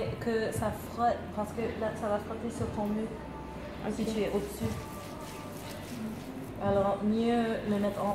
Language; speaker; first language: French; non-native, fluent; English